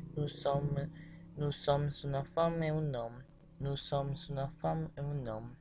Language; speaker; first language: French; non-native, learner; Spanish